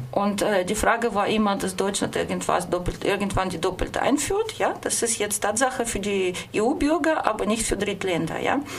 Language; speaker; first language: German; non-native, fluent; Russian